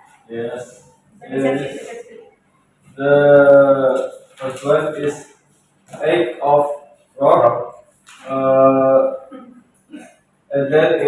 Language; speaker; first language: English; non-native, learner; Indonesian